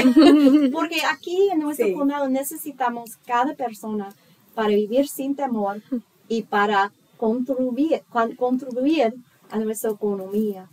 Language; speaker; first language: Spanish; non-native, fluent; English